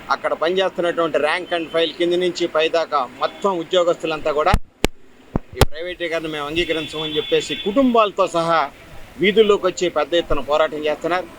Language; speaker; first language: Telugu; native; Telugu